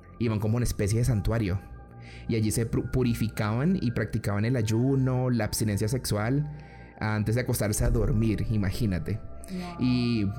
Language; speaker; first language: Spanish; native; Spanish